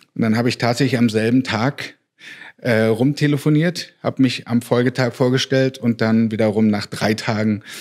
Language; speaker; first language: German; native; German